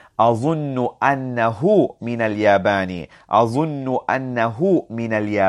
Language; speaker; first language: Arabic; non-native, fluent; English